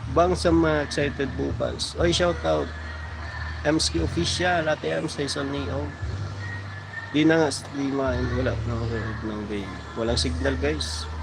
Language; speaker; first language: Filipino; native; Filipino